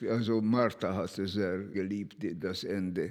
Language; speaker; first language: German; non-native, fluent; Hungarian